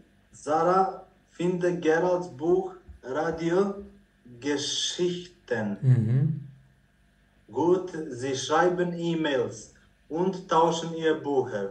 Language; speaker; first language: German; non-native, learner; Croatian